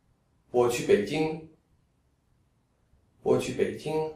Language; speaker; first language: Chinese; non-native, fluent; Czech